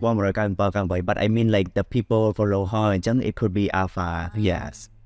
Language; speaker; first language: English; non-native, learner; Khmer